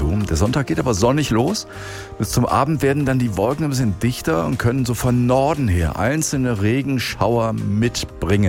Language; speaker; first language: German; native; German